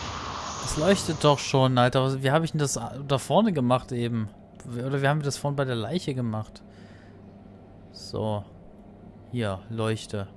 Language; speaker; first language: German; native; German